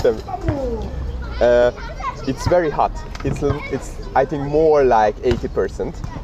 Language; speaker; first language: English; non-native, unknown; Hungarian